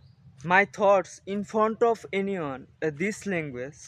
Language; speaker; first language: English; non-native, learner; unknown